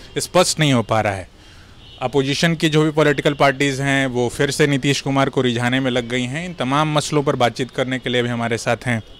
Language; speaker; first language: Hindi; native; Hindi